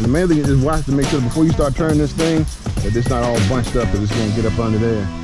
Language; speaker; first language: English; native; English